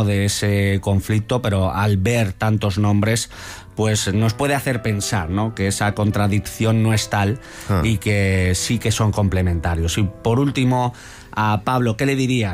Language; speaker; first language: Spanish; native; Spanish